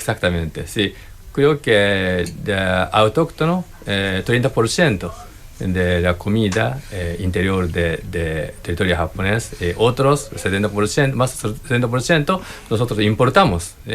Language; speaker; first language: Spanish; non-native, learner; Japanese